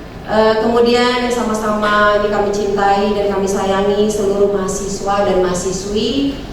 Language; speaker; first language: Indonesian; native; Indonesian